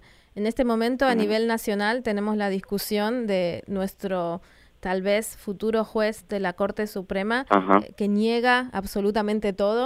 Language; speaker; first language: Spanish; native; Spanish